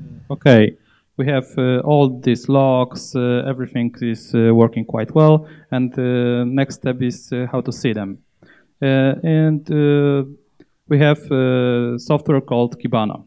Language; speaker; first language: English; non-native, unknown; Polish